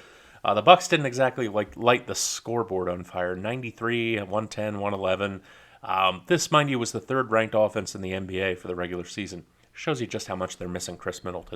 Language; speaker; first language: English; native; English